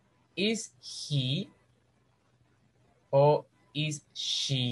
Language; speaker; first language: English; non-native, fluent; Spanish